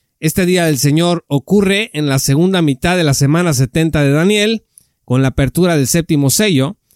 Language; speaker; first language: Spanish; native; Spanish